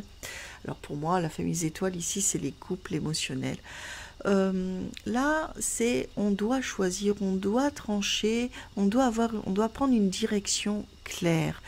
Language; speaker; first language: French; native; French